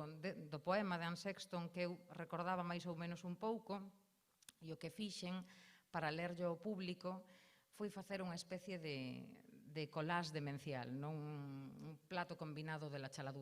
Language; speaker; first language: Galician; native; Galician